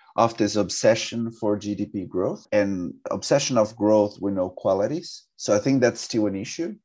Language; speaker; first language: English; non-native, fluent; Portuguese